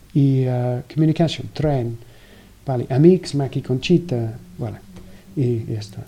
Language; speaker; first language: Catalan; non-native, learner; English